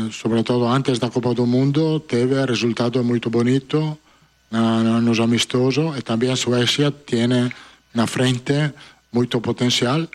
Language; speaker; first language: Portuguese; non-native, fluent; Italian